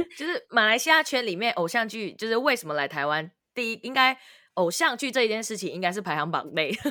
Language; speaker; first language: Chinese; native; Chinese